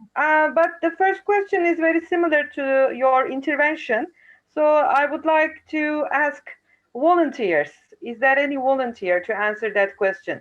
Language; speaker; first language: English; non-native, fluent; Turkish